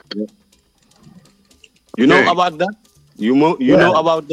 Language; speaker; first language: English; non-native, learner; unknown